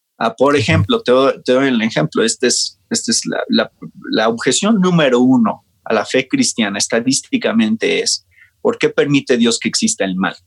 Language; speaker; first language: Spanish; native; Spanish